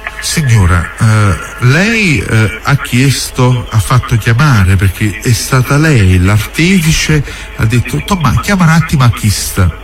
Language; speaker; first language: Italian; native; Italian